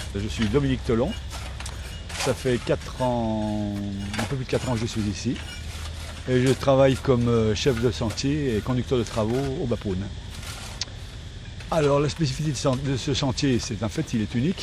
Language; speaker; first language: French; native; French